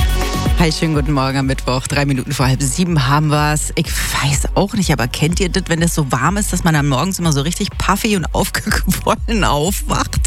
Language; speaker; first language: German; native; German